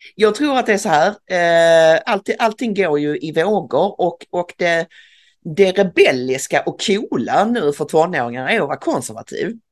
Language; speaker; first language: Swedish; native; Swedish